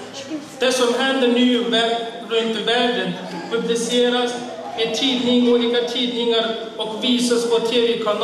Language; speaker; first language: Swedish; non-native, fluent; Uyghur